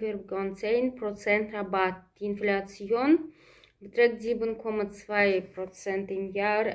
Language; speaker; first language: German; non-native, fluent; Russian